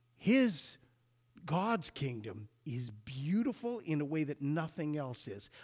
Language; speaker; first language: English; native; English